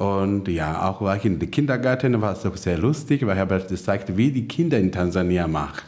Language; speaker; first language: German; non-native, fluent; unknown